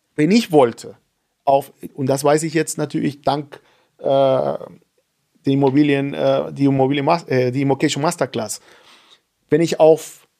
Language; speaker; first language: German; non-native, fluent; Spanish